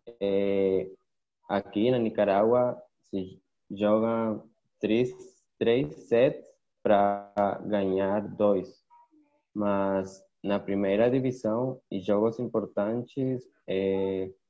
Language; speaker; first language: Portuguese; non-native, learner; Spanish